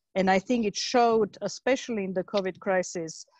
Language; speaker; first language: English; non-native, fluent; Slovak